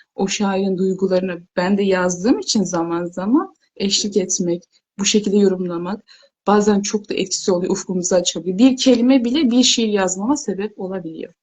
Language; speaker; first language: Turkish; native; Turkish